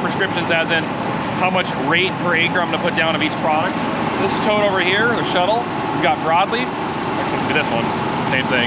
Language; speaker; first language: English; native; English